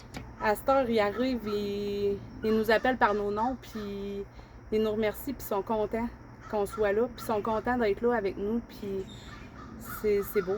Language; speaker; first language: French; native; French